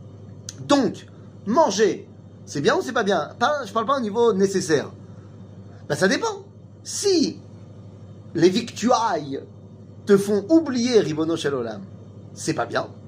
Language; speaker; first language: French; native; French